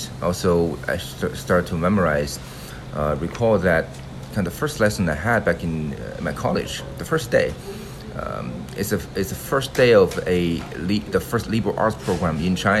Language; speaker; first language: English; non-native, fluent; Chinese